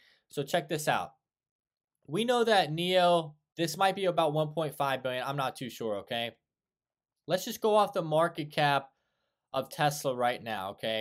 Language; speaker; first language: English; native; English